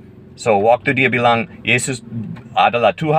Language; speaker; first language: Indonesian; non-native, fluent; English